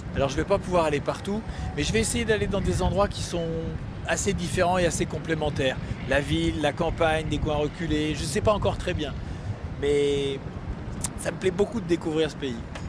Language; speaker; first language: French; native; French